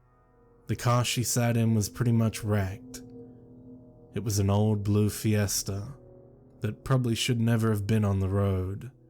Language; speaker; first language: English; native; English